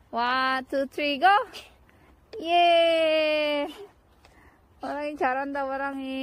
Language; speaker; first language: Korean; non-native, learner; Filipino